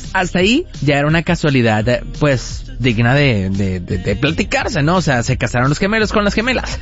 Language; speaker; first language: Spanish; native; Spanish